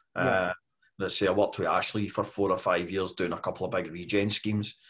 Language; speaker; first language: English; native; English